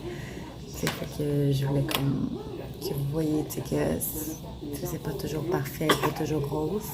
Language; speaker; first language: French; native; French